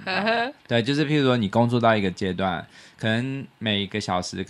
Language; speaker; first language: Chinese; native; Chinese